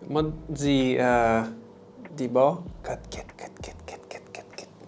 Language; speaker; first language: Vietnamese; non-native, learner; English